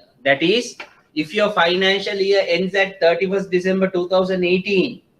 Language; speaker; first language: English; non-native, local second language; Sinhala